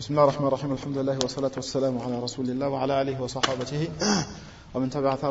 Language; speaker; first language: Arabic; non-native, fluent; French